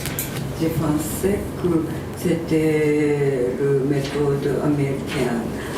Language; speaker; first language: French; non-native, learner; Japanese